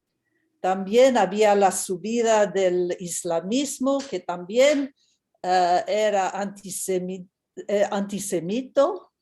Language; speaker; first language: Spanish; non-native, fluent; English